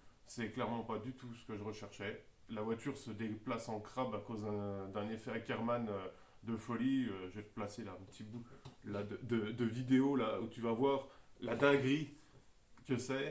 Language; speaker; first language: French; native; French